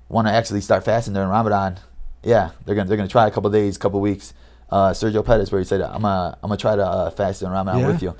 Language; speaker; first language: English; native; English